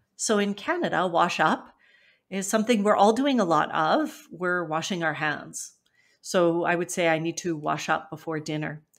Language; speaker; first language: English; native; English